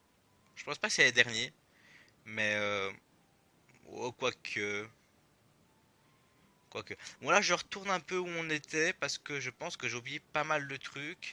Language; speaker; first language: French; native; French